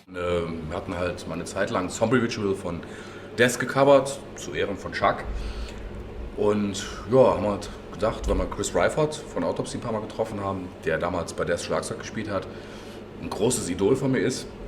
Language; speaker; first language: German; native; German